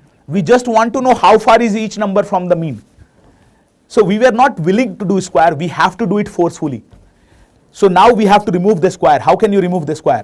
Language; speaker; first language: English; non-native, local second language; Hindi